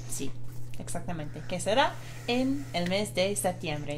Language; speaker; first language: Spanish; non-native, fluent; English